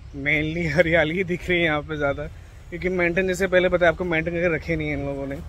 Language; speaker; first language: Hindi; non-native, local second language; Bangla